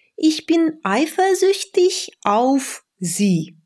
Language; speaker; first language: German; non-native, fluent; Russian